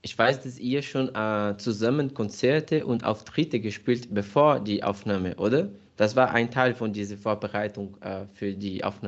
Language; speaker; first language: German; non-native, fluent; Portuguese